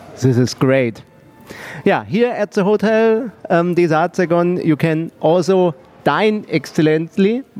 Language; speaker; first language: English; non-native, learner; German